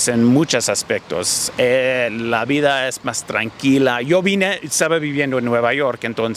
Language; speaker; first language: Spanish; early bilingual, heritage; English